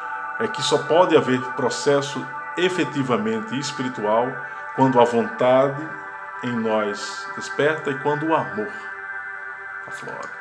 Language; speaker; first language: Portuguese; native; Portuguese